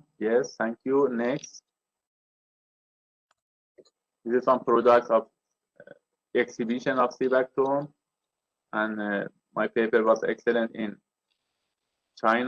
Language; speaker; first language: English; non-native, learner; Persian